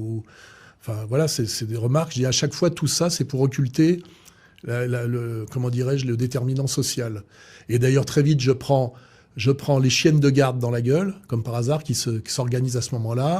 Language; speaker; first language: French; native; French